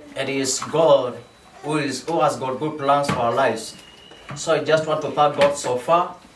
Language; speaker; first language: English; non-native, local second language; Swahili